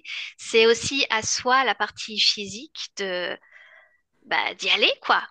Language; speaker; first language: French; native; French